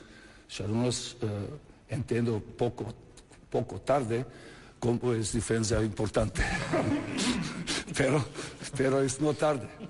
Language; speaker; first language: Spanish; non-native, fluent; Serbian